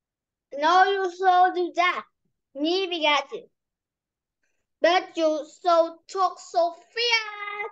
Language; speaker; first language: English; non-native, learner; Vietnamese